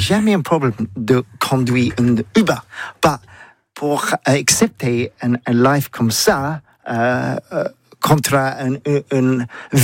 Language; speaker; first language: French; non-native, learner; English